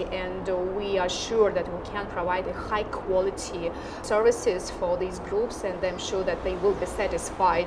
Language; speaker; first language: English; non-native, fluent; Russian